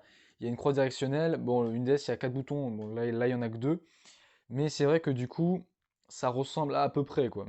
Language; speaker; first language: French; native; French